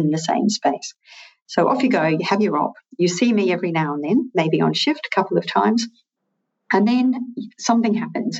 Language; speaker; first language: English; native; English